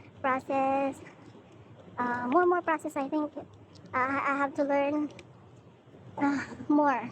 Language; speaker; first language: English; non-native, learner; Filipino